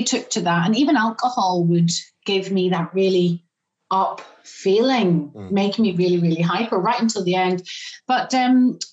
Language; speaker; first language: English; native; English